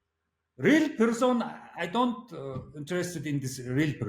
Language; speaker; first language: English; non-native, learner; Mongolian